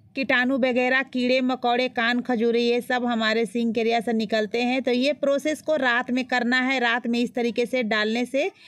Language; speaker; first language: Hindi; native; Hindi